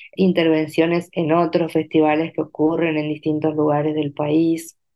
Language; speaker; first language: Spanish; native; Spanish